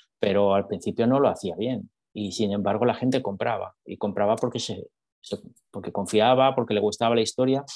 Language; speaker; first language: Spanish; native; Spanish